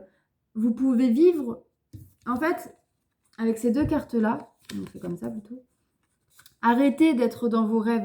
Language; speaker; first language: French; native; French